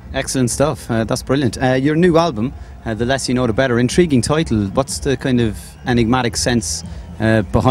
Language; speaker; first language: English; native; English